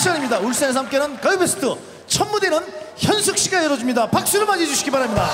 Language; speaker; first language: Korean; native; Korean